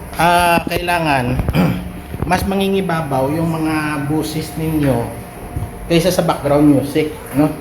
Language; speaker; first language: Filipino; non-native, local second language; Hiligaynon